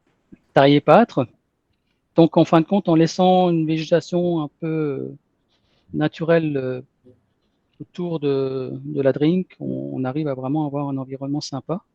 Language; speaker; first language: French; native; French